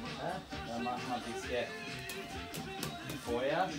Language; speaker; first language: German; non-native, learner; Bosnian